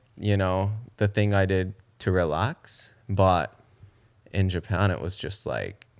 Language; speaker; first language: English; early bilingual, other home language; Japanese